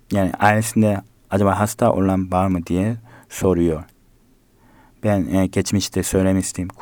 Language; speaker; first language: Turkish; non-native, learner; Korean